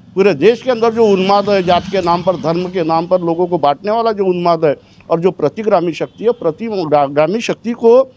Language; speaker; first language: Hindi; non-native, local second language; Marathi